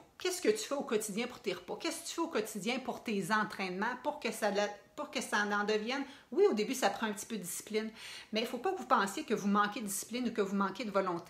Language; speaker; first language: French; native; French